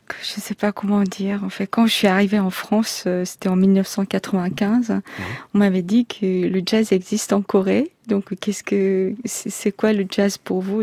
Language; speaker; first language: French; non-native, fluent; Korean